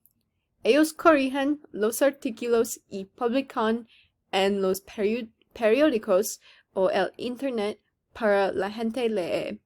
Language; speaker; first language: Spanish; non-native, learner; English